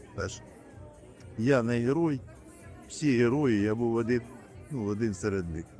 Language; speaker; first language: Ukrainian; non-native, local second language; Russian